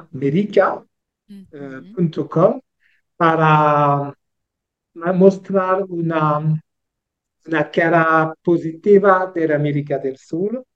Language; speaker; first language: Spanish; non-native, learner; French